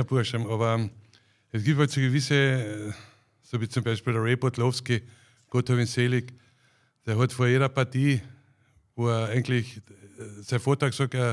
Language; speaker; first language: German; native; German